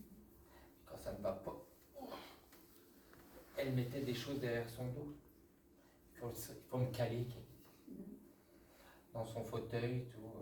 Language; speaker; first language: French; native; French